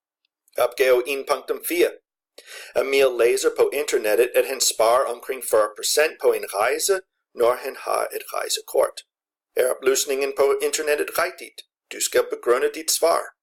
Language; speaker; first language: Danish; non-native, fluent; English